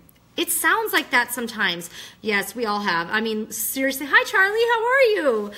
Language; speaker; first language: English; native; English